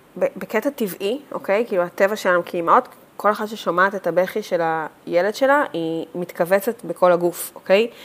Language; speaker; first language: Hebrew; native; Hebrew